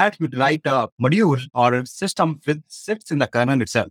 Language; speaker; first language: English; non-native, local second language; Hindi